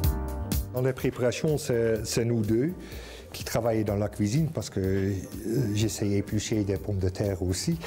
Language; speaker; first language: French; non-native, fluent; Dutch